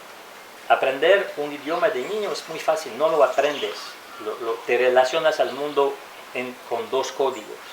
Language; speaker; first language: Spanish; non-native, fluent; French